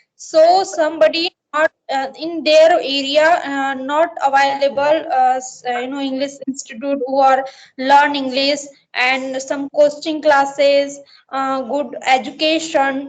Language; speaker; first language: English; non-native, learner; Marathi